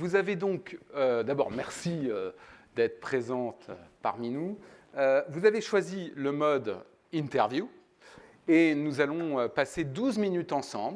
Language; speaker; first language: French; native; French